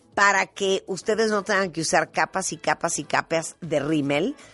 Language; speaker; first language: Spanish; native; Spanish